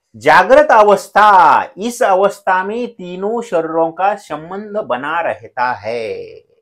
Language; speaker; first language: Hindi; non-native, local second language; Marathi